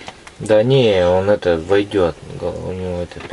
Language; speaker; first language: Russian; native; Russian